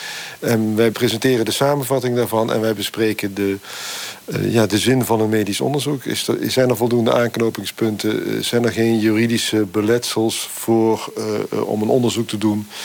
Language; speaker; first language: Dutch; native; Dutch